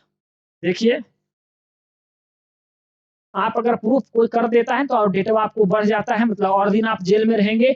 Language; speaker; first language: Hindi; native; Hindi